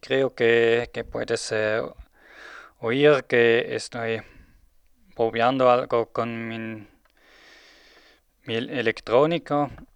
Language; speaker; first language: Spanish; non-native, learner; Swiss German